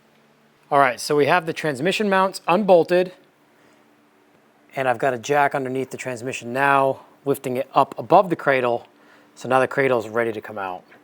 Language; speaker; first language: English; native; English